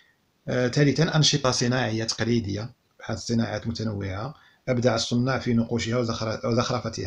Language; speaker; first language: Arabic; native; Arabic